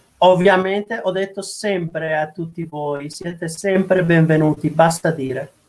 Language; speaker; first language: Italian; non-native, fluent; Persian